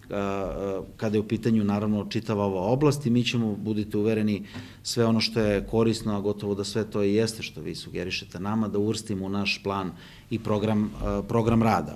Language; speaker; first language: Bosnian; native; Bosnian